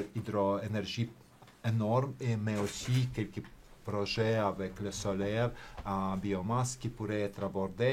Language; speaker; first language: French; non-native, fluent; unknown